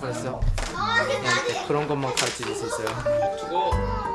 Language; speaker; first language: Korean; early bilingual, other home language; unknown